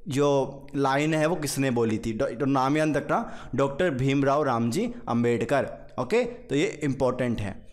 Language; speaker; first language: Hindi; native; Hindi